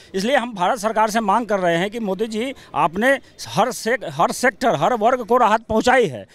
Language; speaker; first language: Hindi; native; Hindi